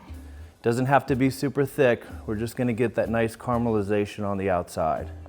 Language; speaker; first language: English; native; English